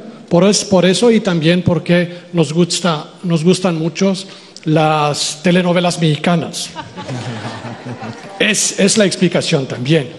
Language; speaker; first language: Spanish; non-native, fluent; Romanian